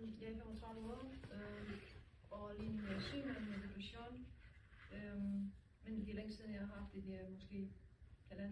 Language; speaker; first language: Danish; non-native, learner; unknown